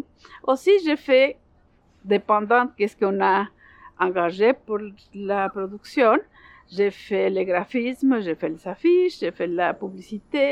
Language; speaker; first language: French; non-native, learner; Spanish